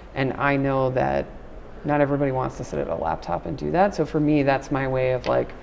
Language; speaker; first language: English; native; English